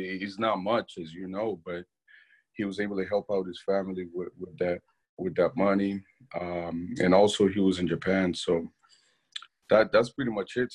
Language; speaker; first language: English; non-native, fluent; Spanish